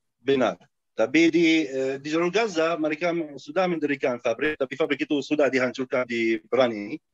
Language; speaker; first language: Indonesian; non-native, fluent; Arabic